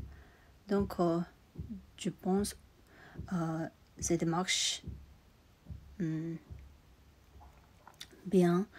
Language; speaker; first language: French; non-native, learner; Tibetan